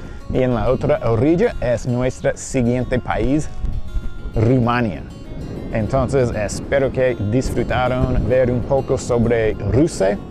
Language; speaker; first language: Spanish; non-native, fluent; English